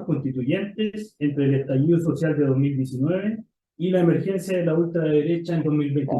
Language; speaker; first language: Spanish; native; Spanish